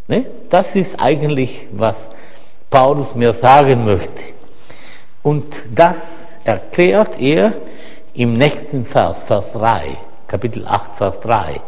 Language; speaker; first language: German; non-native, fluent; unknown